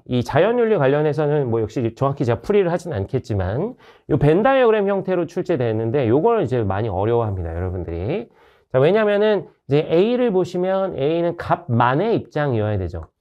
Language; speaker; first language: Korean; native; Korean